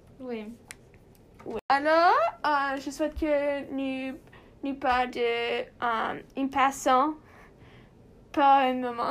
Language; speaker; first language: French; non-native, learner; English